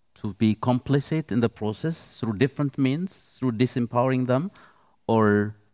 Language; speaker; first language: English; non-native, fluent; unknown